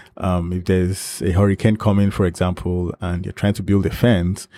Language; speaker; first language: English; non-native, local second language; Yoruba